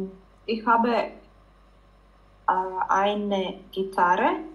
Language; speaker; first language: German; non-native, learner; Croatian